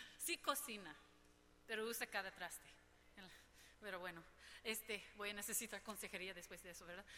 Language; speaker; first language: Spanish; non-native, fluent; English